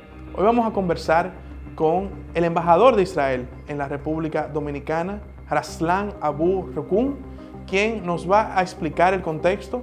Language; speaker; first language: Spanish; native; Spanish